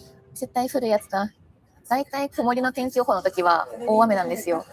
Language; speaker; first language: Japanese; native; Japanese